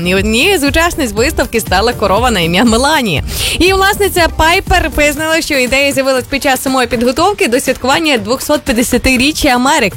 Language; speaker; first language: Ukrainian; native; Ukrainian